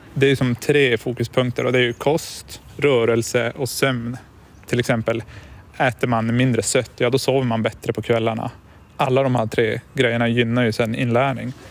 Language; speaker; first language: Swedish; native; Swedish